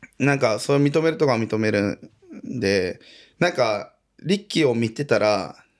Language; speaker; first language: Japanese; early bilingual, other home language; Portuguese